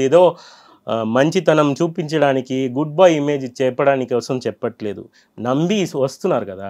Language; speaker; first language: Telugu; non-native, fluent; Tamil